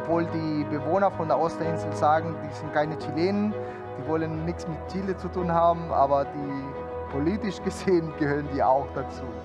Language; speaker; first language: German; non-native, fluent; Spanish